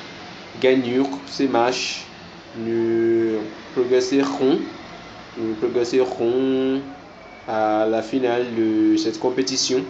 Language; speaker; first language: French; non-native, learner; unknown